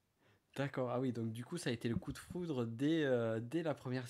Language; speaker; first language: French; native; French